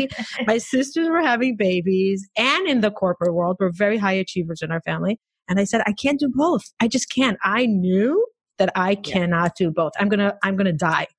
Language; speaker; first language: English; non-native, fluent; Hebrew